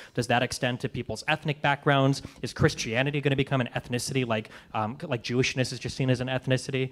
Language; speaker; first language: English; native; English